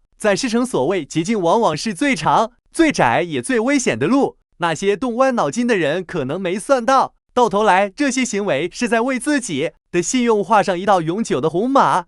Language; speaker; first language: Chinese; native; Chinese